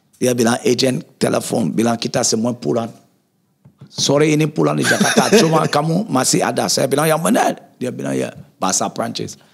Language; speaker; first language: Indonesian; non-native, fluent; English